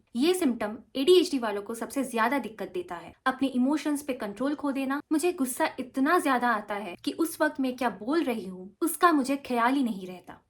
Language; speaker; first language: Hindi; non-native, local second language; Bangla